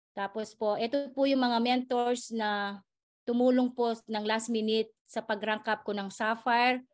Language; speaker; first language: Filipino; native; Filipino